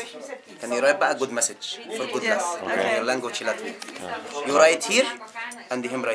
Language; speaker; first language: English; non-native, learner; Arabic